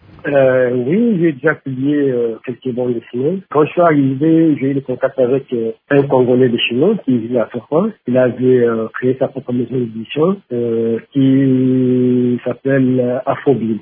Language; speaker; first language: French; non-native, local second language; Lingala